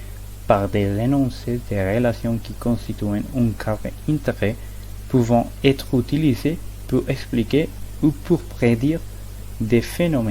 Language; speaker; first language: French; non-native, learner; Spanish